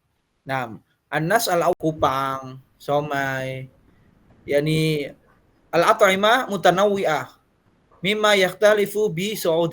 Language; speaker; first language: Arabic; non-native, fluent; Indonesian